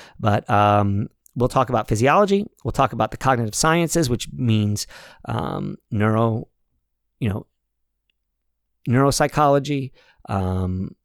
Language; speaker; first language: English; native; English